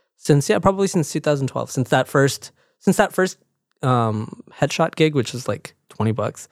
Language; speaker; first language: English; early bilingual, other home language; Spanish